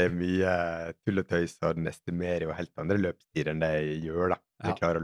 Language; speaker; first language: Norwegian; native; Norwegian